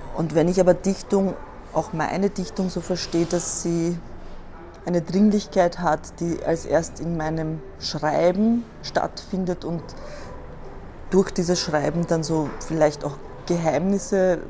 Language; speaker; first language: German; native; German